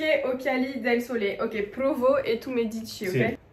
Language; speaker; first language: Italian; non-native, learner; French